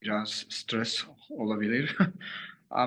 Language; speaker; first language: Turkish; non-native, learner; English